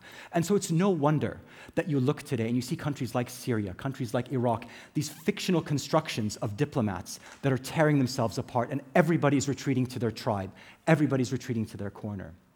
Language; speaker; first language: English; native; English